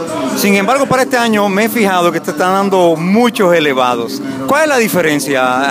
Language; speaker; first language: Spanish; native; Spanish